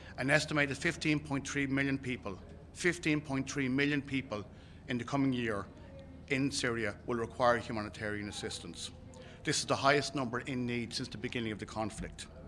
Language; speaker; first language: English; native; English